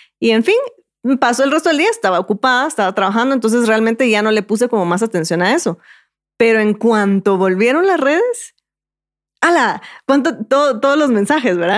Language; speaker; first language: Spanish; native; Spanish